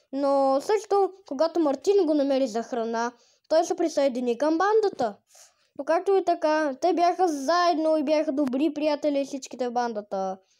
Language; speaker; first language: Bulgarian; native; Bulgarian